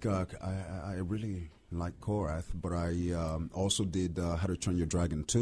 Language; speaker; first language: English; non-native, fluent; French